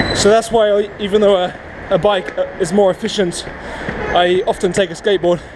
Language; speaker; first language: English; native; English